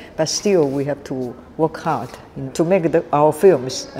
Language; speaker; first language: English; non-native, learner; Chinese